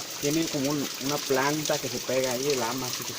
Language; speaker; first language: Spanish; native; Spanish